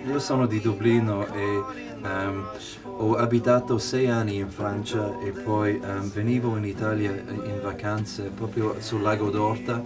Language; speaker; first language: Italian; non-native, fluent; English